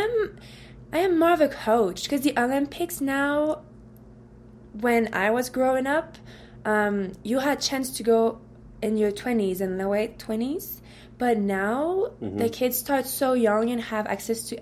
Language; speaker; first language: English; non-native, fluent; French